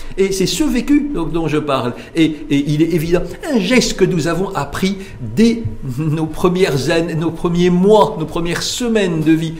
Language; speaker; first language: French; non-native, local second language; Arabic